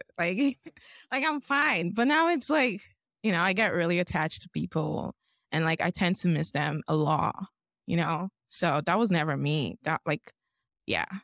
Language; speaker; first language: English; non-native, local second language; Yoruba